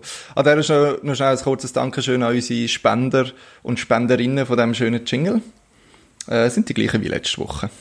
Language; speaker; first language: German; native; German